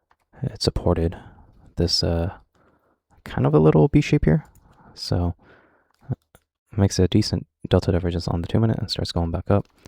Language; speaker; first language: English; native; English